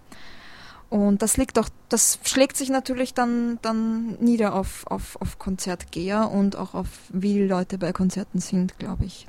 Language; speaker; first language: German; early bilingual, other home language; Polish